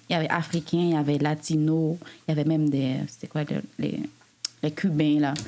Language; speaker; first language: French; non-native, local second language; Haitian Creole